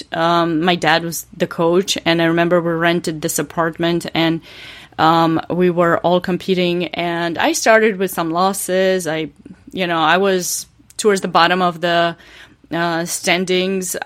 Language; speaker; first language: English; non-native, fluent; Romanian